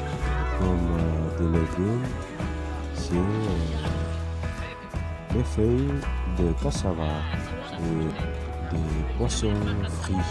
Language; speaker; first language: French; non-native, fluent; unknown